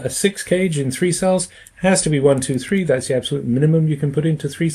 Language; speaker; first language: English; native; English